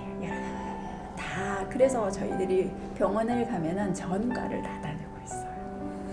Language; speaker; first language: Korean; native; Korean